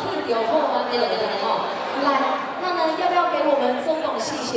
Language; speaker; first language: Chinese; native; Chinese